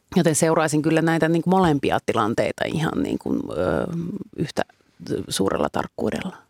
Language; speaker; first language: Finnish; native; Finnish